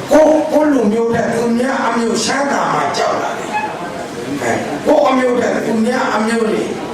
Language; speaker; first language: Burmese; native; Burmese